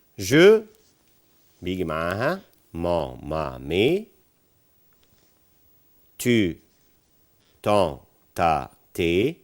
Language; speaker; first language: French; non-native, fluent; Arabic